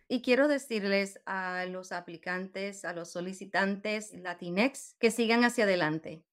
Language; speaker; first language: Spanish; early bilingual, other home language; English